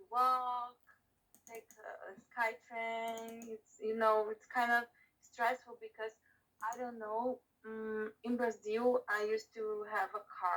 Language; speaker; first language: English; non-native, learner; Portuguese